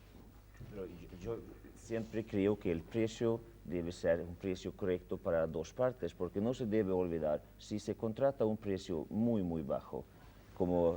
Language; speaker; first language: Spanish; non-native, fluent; Swedish